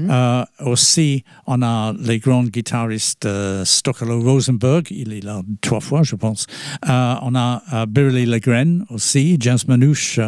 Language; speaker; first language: French; non-native, fluent; English